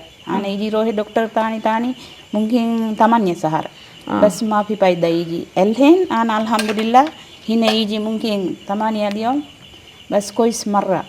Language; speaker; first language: Arabic; non-native, learner; Sinhala